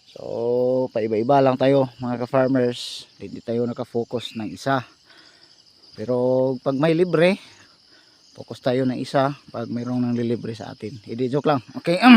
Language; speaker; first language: Filipino; non-native, local second language; Cebuano